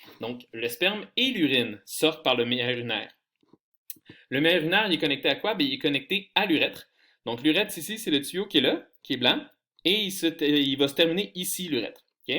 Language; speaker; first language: French; native; French